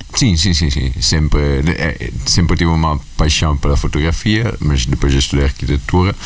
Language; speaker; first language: Portuguese; non-native, fluent; Italian